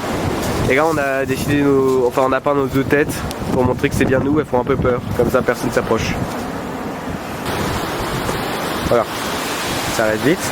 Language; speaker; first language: French; native; French